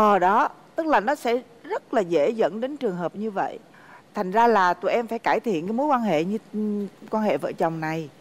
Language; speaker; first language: Vietnamese; native; Vietnamese